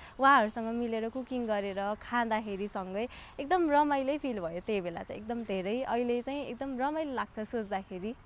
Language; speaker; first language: Nepali; native; Nepali